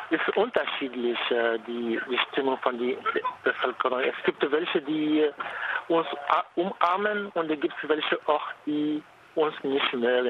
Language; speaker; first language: German; non-native, fluent; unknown